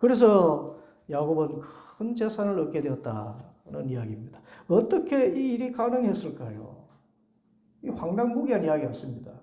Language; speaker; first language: Korean; native; Korean